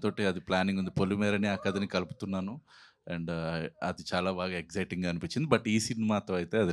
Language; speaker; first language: Telugu; native; Telugu